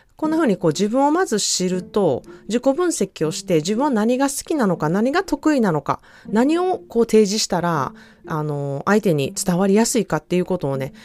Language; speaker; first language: Japanese; native; Japanese